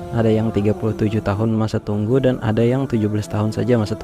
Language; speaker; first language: Indonesian; native; Indonesian